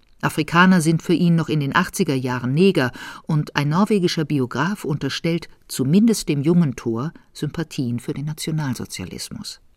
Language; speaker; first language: German; native; German